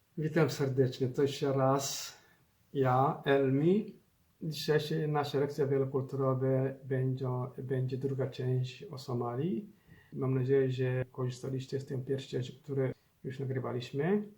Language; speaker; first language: Polish; non-native, learner; Somali